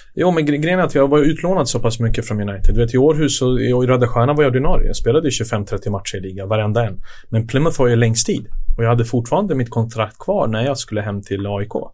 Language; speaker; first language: Swedish; early bilingual, other home language; Serbian